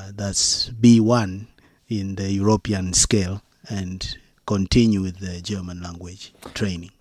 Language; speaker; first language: English; non-native, local second language; Swahili